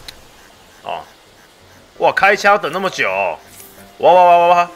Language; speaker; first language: Chinese; native; Chinese